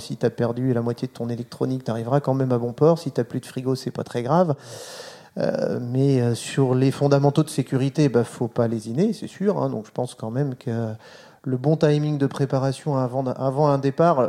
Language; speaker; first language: French; native; French